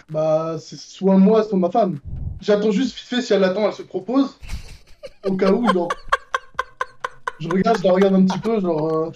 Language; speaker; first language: French; native; French